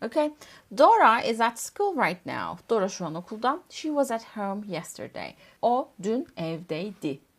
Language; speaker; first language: English; non-native, fluent; Turkish